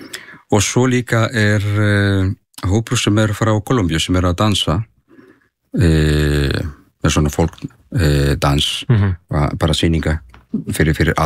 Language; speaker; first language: Icelandic; non-native, learner; Spanish